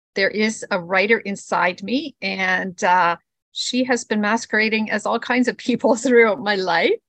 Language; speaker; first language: English; early bilingual, other home language; Spanish